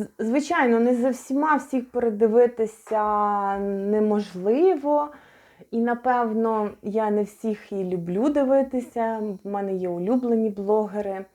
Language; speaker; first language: Ukrainian; non-native, local second language; Russian